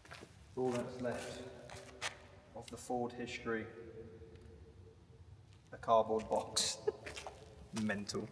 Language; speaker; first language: English; native; English